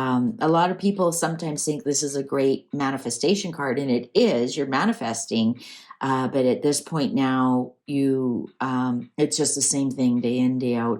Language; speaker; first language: English; native; English